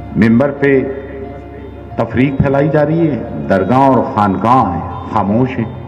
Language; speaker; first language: Urdu; native; Urdu